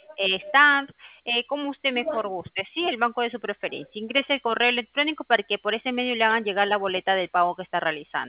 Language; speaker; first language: Spanish; native; Spanish